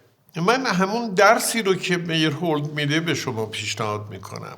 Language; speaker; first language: Persian; native; Persian